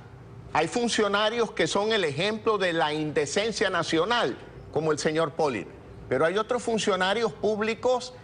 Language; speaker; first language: Spanish; native; Spanish